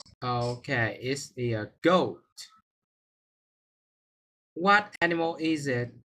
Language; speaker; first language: English; non-native, fluent; Vietnamese